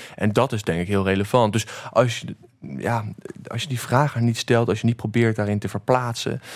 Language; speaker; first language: Dutch; native; Dutch